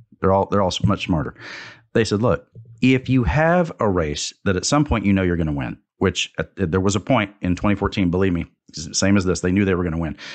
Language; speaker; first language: English; native; English